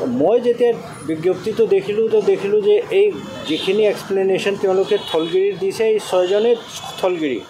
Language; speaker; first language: Assamese; non-native, fluent; Hindi